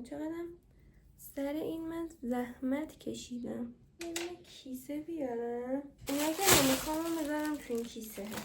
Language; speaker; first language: Persian; native; Persian